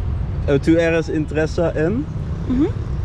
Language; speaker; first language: Spanish; non-native, learner; Dutch